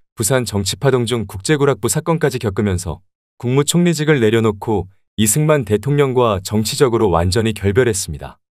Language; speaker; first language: Korean; native; Korean